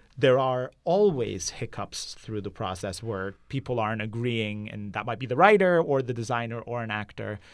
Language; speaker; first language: English; non-native, fluent; Turkish